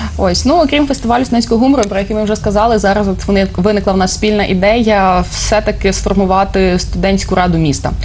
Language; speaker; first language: Ukrainian; native; Ukrainian